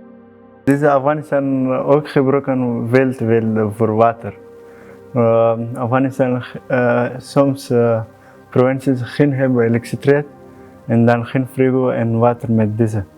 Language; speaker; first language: Dutch; non-native, learner; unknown